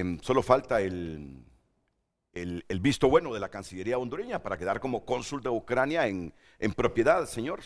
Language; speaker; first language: Spanish; native; Spanish